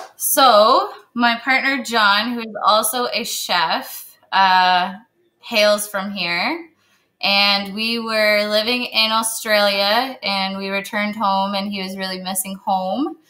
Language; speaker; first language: English; native; English